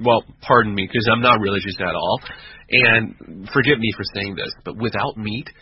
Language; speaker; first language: English; non-native, fluent; Chinese